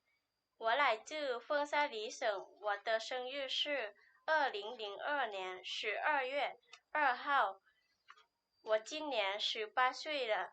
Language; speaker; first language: Chinese; non-native, learner; Lao